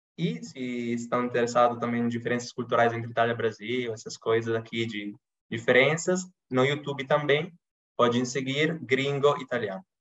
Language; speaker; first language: Portuguese; non-native, fluent; Italian